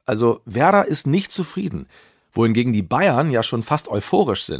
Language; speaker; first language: German; native; German